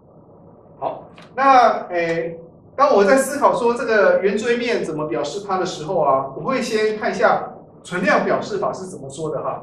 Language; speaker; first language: Chinese; native; Chinese